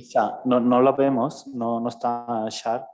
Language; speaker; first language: Spanish; native; Spanish